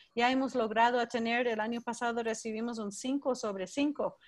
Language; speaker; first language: Spanish; non-native, fluent; English